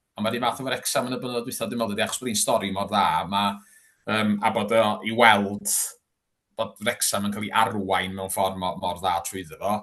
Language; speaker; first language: Welsh; native; Welsh